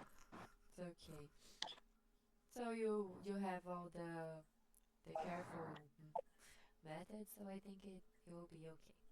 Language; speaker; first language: English; non-native, fluent; Portuguese